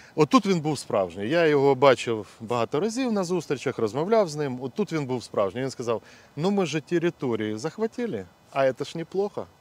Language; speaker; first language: Ukrainian; native; Ukrainian